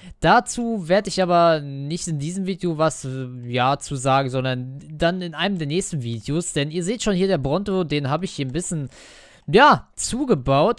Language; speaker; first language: German; native; German